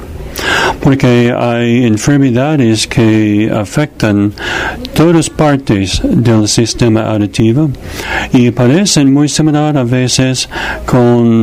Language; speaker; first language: Spanish; non-native, fluent; English